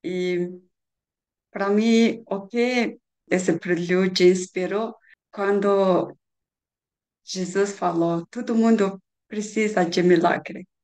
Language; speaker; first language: Portuguese; non-native, learner; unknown